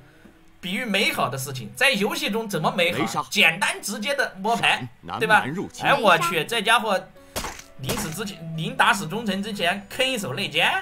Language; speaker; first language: Chinese; native; Chinese